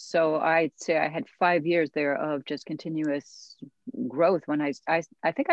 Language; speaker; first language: English; native; English